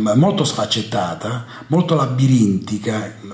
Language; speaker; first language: Italian; native; Italian